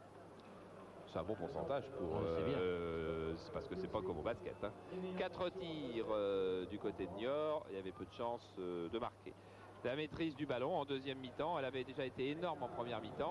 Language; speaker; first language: French; native; French